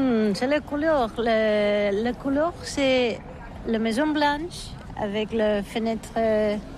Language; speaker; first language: French; non-native, learner; Catalan